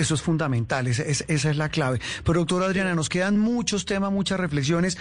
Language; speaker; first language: Spanish; native; Spanish